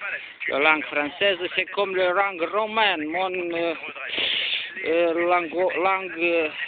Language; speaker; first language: French; non-native, learner; Romanian